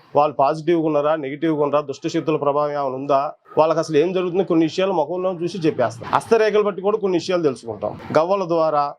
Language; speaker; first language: Telugu; non-native, local second language; Koya